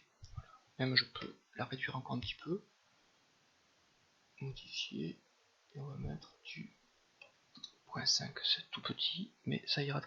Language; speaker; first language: French; native; French